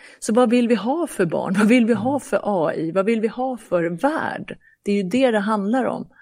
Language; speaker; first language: Swedish; early bilingual, other home language; Persian